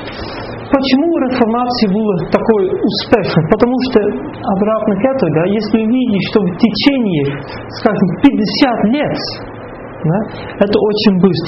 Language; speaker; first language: Russian; non-native, fluent; Dutch